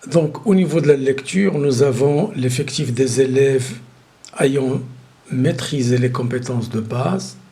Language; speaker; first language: French; non-native, local second language; Arabic